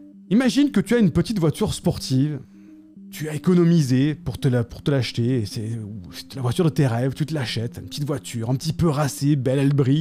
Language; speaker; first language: French; native; French